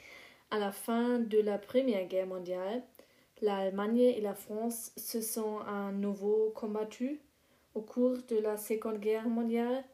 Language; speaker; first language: French; non-native, learner; German